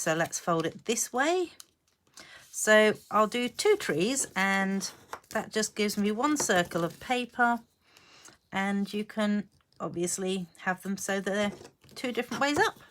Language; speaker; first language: English; native; English